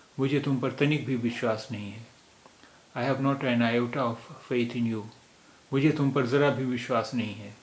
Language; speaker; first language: Hindi; native; Hindi